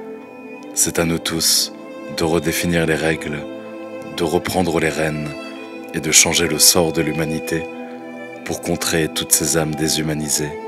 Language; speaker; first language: French; native; French